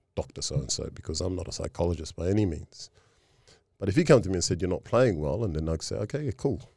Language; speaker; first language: English; early bilingual, other home language; Tongan